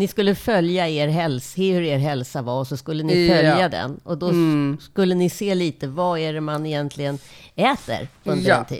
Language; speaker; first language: Swedish; native; Swedish